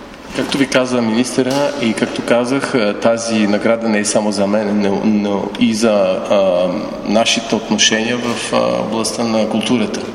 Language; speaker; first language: Bulgarian; non-native, fluent; French